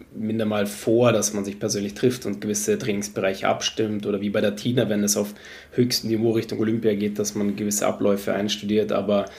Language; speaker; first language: German; native; German